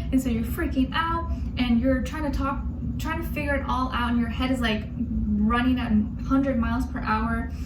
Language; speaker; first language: English; native; English